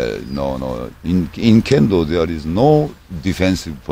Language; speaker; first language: English; non-native, learner; Japanese